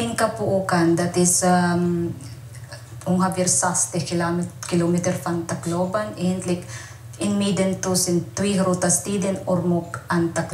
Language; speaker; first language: Dutch; non-native, learner; Waray